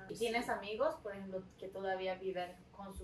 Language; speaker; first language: Spanish; non-native, learner; Turkish